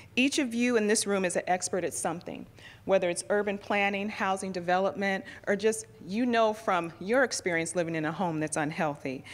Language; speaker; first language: English; native; English